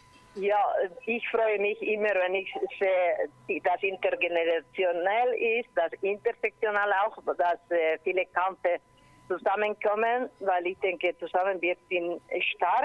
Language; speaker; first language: German; non-native, learner; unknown